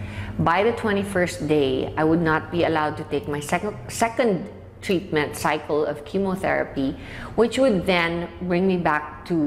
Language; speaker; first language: English; non-native, local second language; Filipino